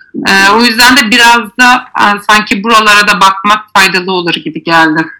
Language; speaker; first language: Turkish; native; Turkish